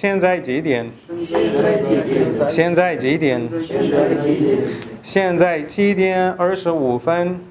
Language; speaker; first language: Chinese; non-native, fluent; Pashto